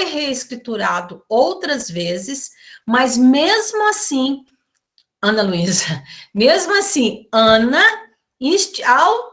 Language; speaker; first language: Portuguese; native; Portuguese